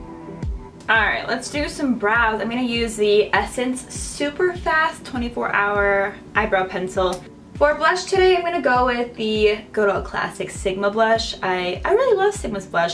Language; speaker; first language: English; native; English